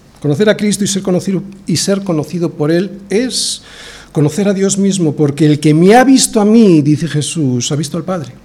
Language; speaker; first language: Spanish; native; Spanish